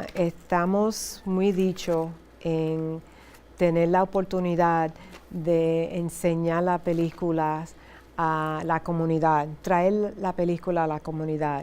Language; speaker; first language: Spanish; early bilingual, heritage; Spanish